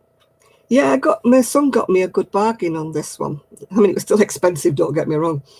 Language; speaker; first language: English; native; English